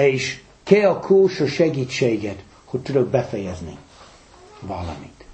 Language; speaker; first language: Hungarian; non-native, fluent; English